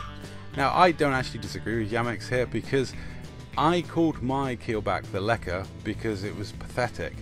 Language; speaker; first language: English; native; English